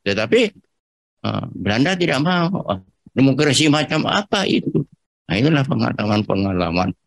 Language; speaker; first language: Indonesian; non-native, local second language; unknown